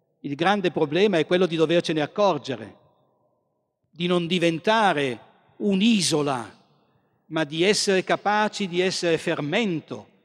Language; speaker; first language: Italian; native; Italian